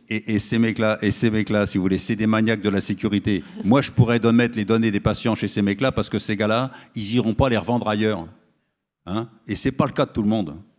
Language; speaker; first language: French; native; French